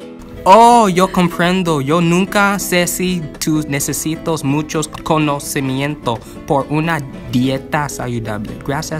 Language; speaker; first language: Spanish; non-native, learner; English